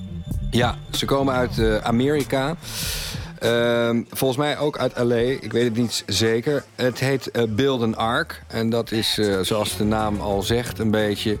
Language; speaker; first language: Dutch; native; Dutch